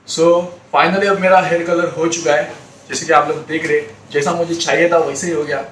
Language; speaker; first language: Hindi; non-native, local second language; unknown